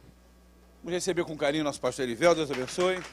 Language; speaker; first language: Portuguese; native; Portuguese